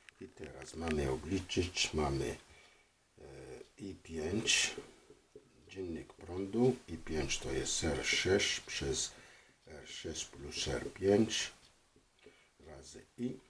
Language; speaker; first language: Polish; non-native, fluent; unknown